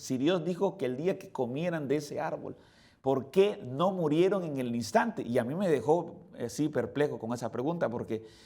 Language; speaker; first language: Spanish; native; Spanish